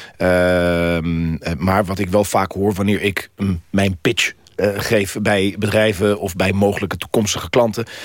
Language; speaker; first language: Dutch; non-native, fluent; Spanish